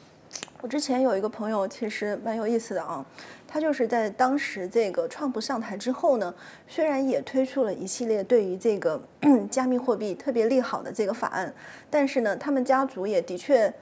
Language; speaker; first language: Chinese; native; Chinese